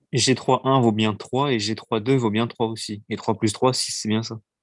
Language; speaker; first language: French; native; French